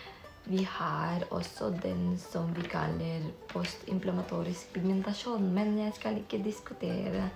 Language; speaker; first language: Norwegian; non-native, fluent; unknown